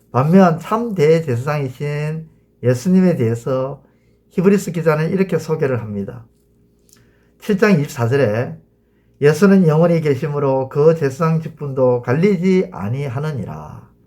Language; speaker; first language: Korean; native; Korean